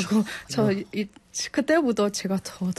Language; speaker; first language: Korean; non-native, learner; Burmese